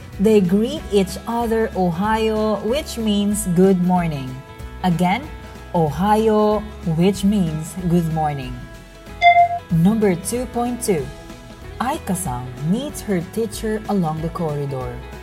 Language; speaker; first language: English; non-native, local second language; Cebuano